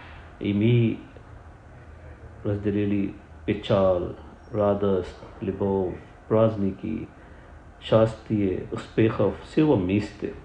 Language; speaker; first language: Russian; non-native, learner; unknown